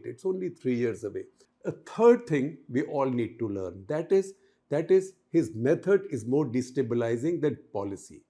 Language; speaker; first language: English; non-native, local second language; Hindi